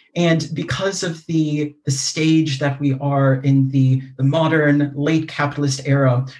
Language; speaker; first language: English; native; English